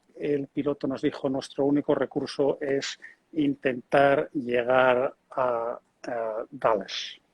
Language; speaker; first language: Spanish; native; Spanish